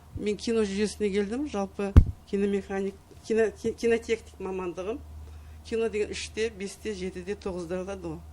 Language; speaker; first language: Kazakh; non-native, local second language; Uyghur